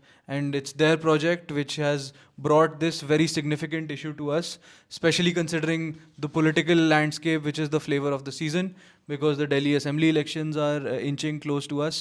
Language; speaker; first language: English; non-native, local second language; Hindi